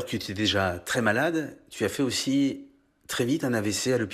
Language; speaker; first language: French; native; French